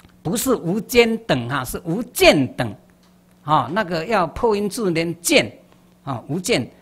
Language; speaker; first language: Chinese; native; Chinese